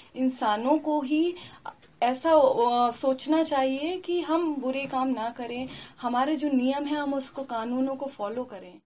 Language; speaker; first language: Hindi; native; Hindi